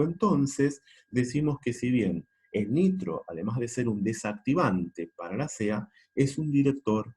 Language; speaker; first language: Spanish; native; Spanish